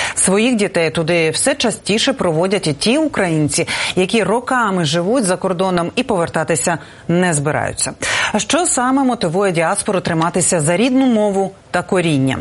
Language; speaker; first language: Ukrainian; native; Ukrainian